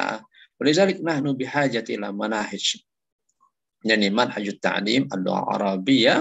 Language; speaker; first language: Arabic; non-native, fluent; Indonesian